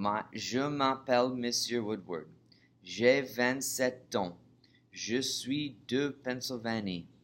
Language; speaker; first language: French; non-native, fluent; English